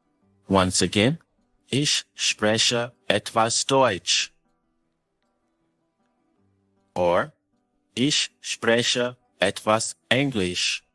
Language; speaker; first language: German; non-native, fluent; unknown